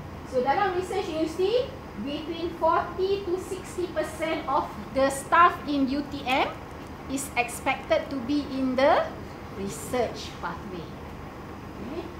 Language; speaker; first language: English; non-native, local second language; Malay